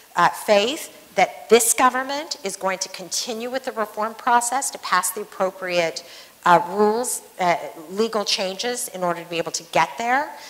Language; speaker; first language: English; native; English